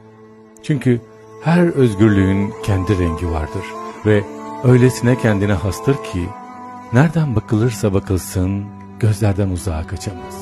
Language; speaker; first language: Turkish; native; Turkish